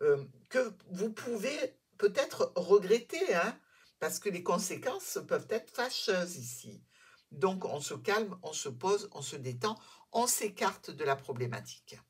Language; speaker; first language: French; native; French